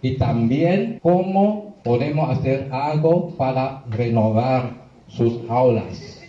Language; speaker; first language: Spanish; non-native, fluent; Chinese